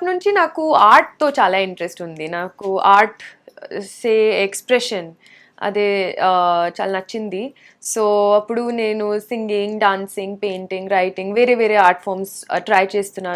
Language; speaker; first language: Telugu; non-native, learner; Hindi